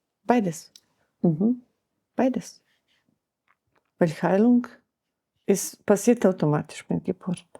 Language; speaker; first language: German; non-native, learner; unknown